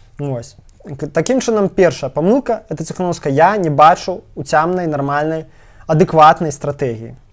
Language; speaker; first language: Belarusian; non-native, local second language; Russian